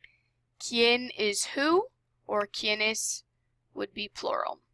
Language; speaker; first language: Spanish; non-native, fluent; English